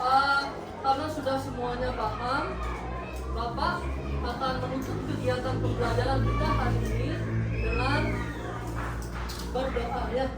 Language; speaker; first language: Indonesian; native; Indonesian